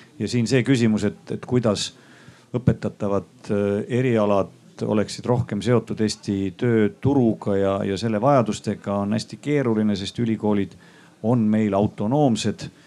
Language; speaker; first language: Estonian; native; Estonian